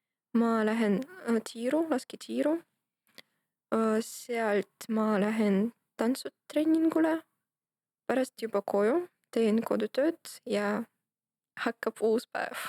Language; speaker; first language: Estonian; non-native, local second language; Russian